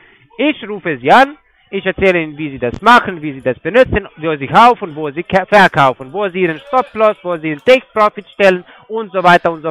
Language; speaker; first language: German; non-native, fluent; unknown